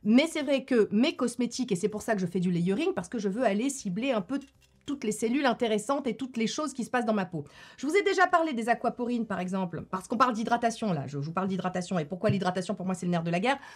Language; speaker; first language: French; native; French